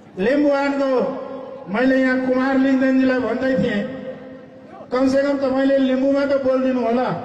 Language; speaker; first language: Nepali; non-native, local second language; Maithili